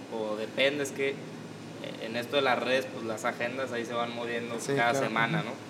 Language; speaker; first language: Spanish; native; Spanish